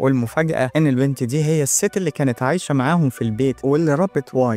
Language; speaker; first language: Arabic; native; Arabic